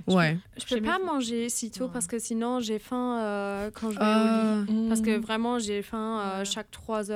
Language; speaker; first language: French; non-native, learner; German